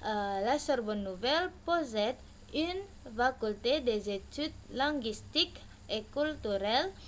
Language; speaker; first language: French; non-native, learner; Indonesian